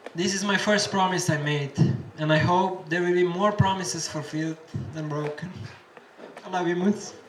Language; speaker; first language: English; non-native, fluent; Slovenian